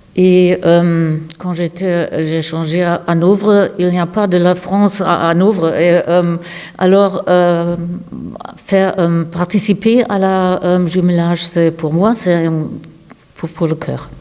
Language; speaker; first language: French; non-native, learner; German